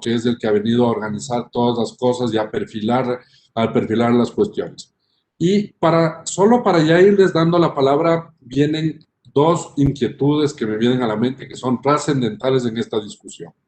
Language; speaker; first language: Spanish; native; Spanish